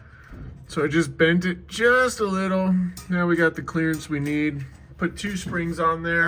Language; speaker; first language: English; native; English